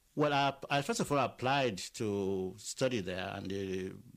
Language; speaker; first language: English; non-native, local second language; Yoruba